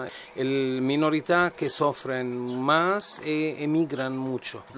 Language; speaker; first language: Spanish; non-native, learner; Arabic